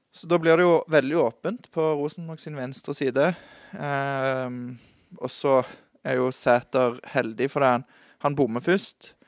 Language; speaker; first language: Norwegian; native; Norwegian